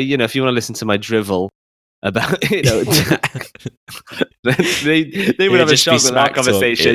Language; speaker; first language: English; native; English